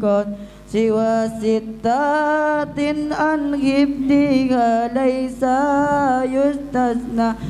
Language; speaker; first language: Arabic; non-native, learner; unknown